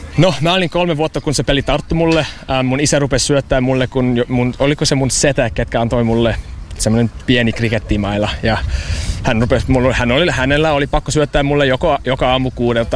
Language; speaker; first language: Finnish; non-native, fluent; English